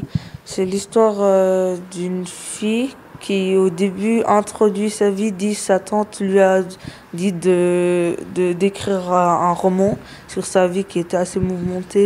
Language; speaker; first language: French; early bilingual, other home language; Arabic